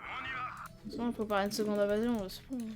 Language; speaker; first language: French; native; French